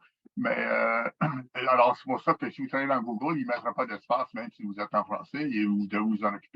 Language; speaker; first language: French; native; French